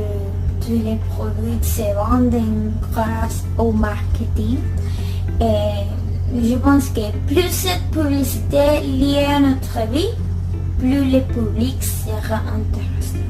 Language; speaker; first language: French; non-native, learner; Spanish